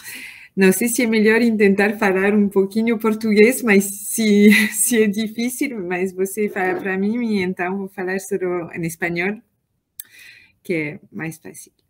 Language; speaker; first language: Portuguese; non-native, learner; French